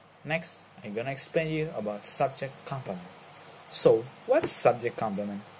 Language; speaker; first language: English; non-native, learner; Indonesian